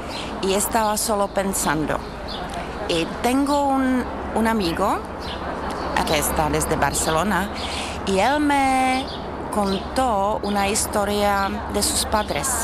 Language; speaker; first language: Spanish; non-native, fluent; Czech